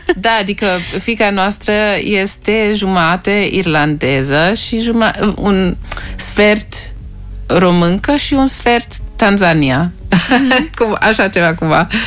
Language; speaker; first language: Romanian; early bilingual, heritage; Romanian